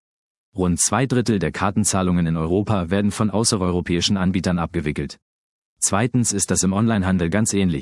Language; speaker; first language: German; native; German